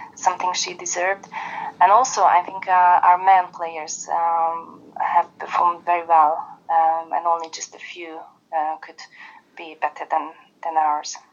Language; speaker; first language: English; non-native, fluent; Hungarian